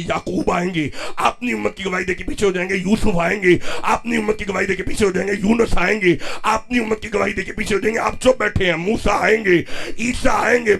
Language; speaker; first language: Urdu; non-native, local second language; Punjabi